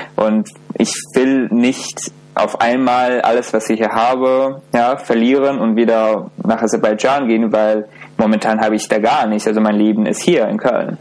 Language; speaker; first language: German; non-native, fluent; Azerbaijani